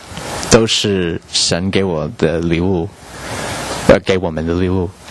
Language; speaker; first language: Chinese; non-native, learner; English